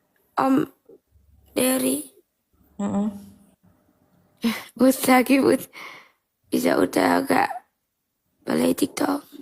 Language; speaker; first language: Indonesian; non-native, learner; Vietnamese